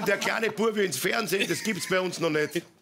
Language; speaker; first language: German; native; German